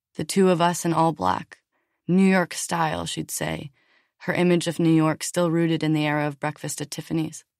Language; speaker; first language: English; native; English